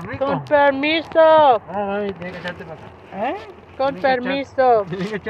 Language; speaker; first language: Spanish; early bilingual, heritage; Spanish